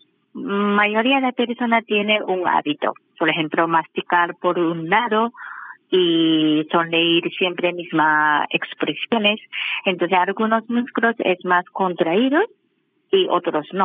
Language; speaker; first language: Spanish; non-native, learner; Japanese